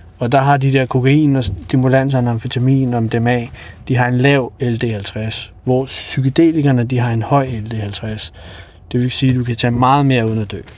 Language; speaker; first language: Danish; early bilingual, other home language; Albanian